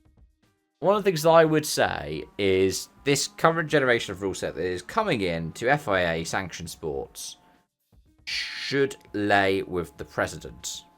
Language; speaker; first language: English; native; English